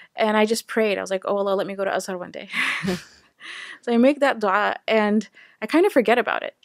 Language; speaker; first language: English; native; English